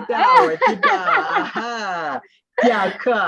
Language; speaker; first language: Chinese; non-native, fluent; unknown